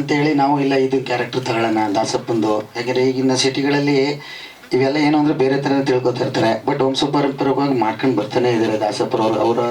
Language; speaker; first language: Kannada; native; Kannada